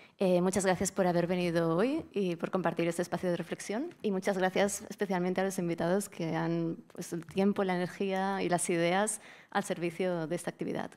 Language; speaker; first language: Spanish; native; Spanish